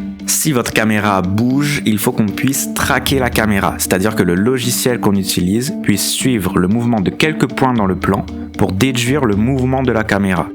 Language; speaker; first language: French; native; French